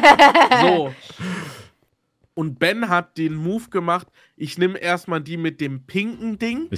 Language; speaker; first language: German; native; German